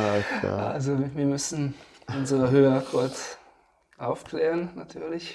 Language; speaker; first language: German; native; German